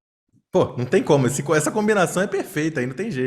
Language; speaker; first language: Portuguese; native; Portuguese